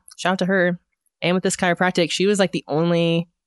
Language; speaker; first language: English; native; English